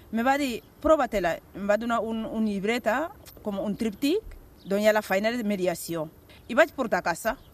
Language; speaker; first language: Catalan; non-native, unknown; Bambara